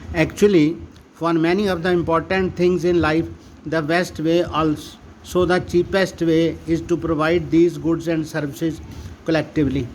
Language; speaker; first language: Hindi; non-native, local second language; Punjabi